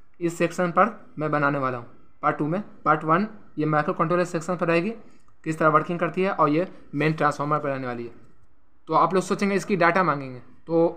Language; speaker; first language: Hindi; native; Hindi